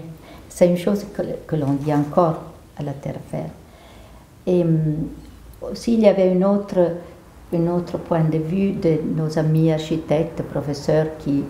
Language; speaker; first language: French; non-native, fluent; Italian